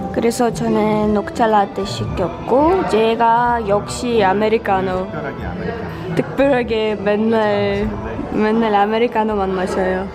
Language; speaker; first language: Korean; non-native, learner; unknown